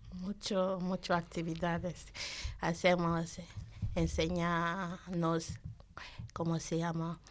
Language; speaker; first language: Spanish; non-native, learner; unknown